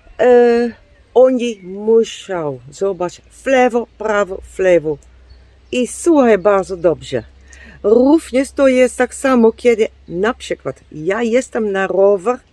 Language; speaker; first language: Polish; non-native, learner; Dutch